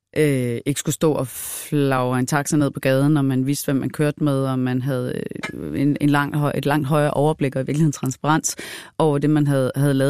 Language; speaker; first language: Danish; native; Danish